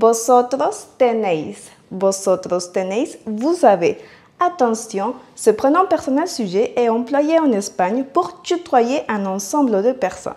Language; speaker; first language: French; non-native, fluent; Spanish